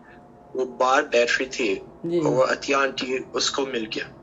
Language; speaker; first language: Hindi; early bilingual, heritage; Hindi